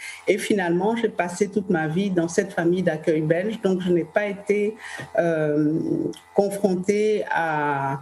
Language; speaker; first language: French; early bilingual, other home language; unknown